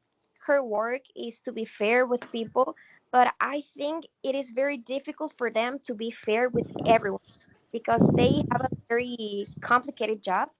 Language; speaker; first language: English; non-native, fluent; Spanish